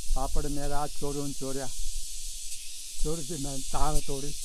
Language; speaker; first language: Hindi; native; Hindi